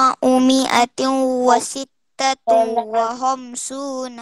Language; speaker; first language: Arabic; non-native, learner; Malay